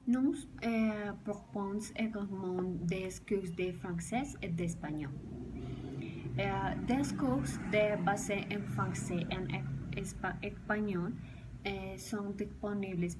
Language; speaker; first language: French; non-native, learner; Spanish